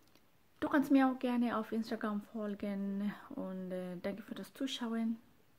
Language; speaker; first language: German; non-native, fluent; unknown